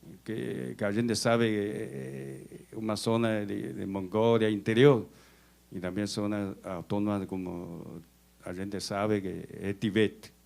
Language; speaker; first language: Spanish; non-native, fluent; Chinese